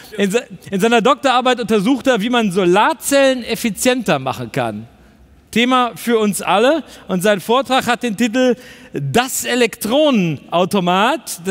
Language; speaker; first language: German; native; German